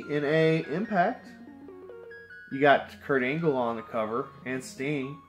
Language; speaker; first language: English; native; English